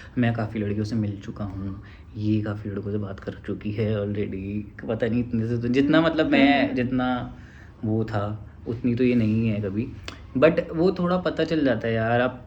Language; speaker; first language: Hindi; native; Hindi